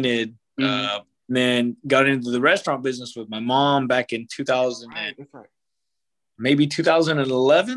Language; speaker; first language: English; native; English